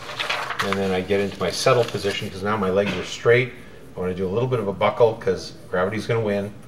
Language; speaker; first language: English; native; English